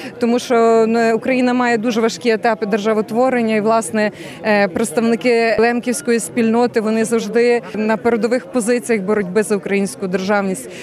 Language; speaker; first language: Ukrainian; native; Ukrainian